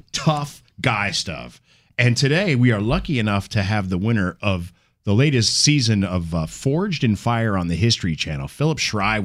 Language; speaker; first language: English; native; English